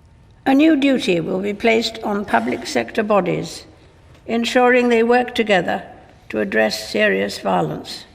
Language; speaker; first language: English; native; English